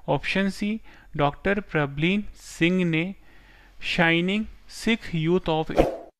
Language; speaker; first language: Hindi; non-native, local second language; Gujarati